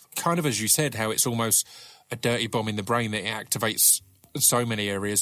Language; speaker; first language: English; native; English